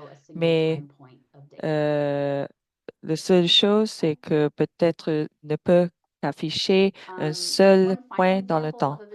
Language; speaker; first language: French; non-native, fluent; English